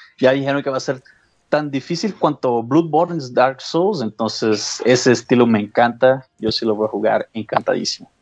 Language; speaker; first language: Spanish; non-native, fluent; Portuguese